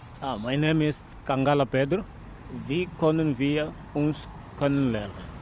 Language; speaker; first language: German; non-native, learner; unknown